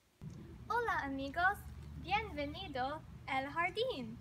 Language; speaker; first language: Spanish; non-native, learner; English